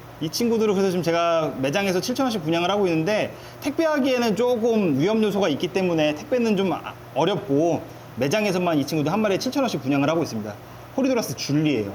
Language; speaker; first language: Korean; native; Korean